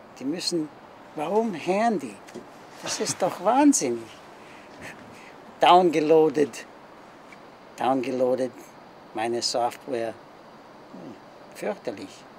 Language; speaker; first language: German; early bilingual, heritage; German